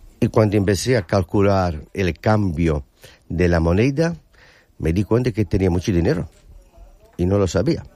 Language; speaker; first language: Spanish; non-native, fluent; Italian